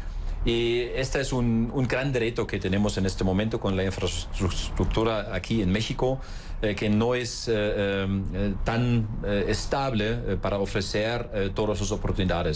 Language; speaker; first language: Spanish; non-native, fluent; German